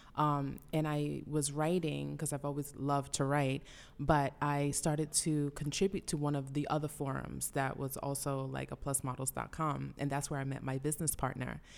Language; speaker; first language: English; early bilingual, other home language; Spanish